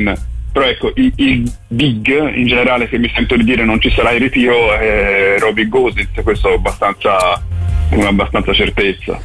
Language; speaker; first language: Italian; native; Italian